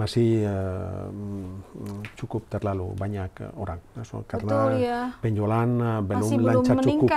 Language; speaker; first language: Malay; non-native, learner; Spanish